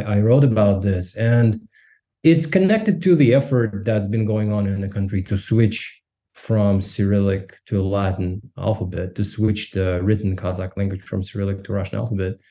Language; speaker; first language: English; non-native, fluent; Russian